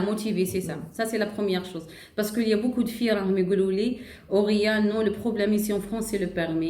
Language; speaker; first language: French; non-native, learner; Arabic